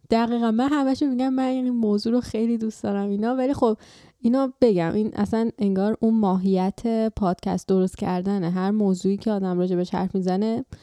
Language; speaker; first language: Persian; native; Persian